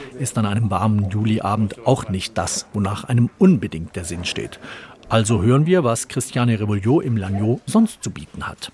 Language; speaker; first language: German; native; German